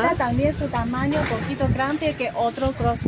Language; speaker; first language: Spanish; non-native, learner; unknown